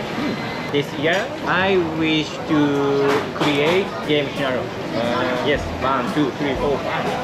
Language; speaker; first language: English; non-native, learner; Japanese